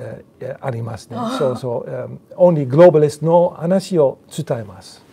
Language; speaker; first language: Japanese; non-native, learner; Dutch